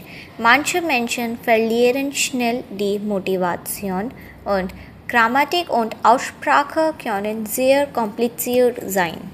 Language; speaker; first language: German; non-native, learner; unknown